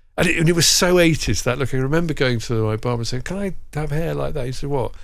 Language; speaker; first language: English; native; English